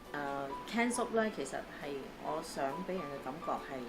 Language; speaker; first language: Cantonese; native; Cantonese